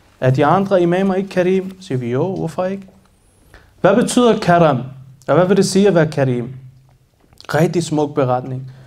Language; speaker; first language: Danish; early bilingual, other home language; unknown